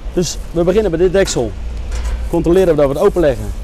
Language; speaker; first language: Dutch; native; Dutch